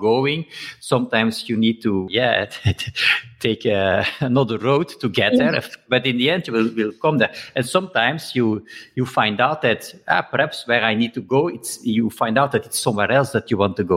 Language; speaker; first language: English; non-native, fluent; Dutch